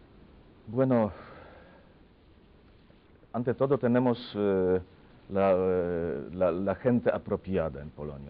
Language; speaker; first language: Spanish; non-native, fluent; Polish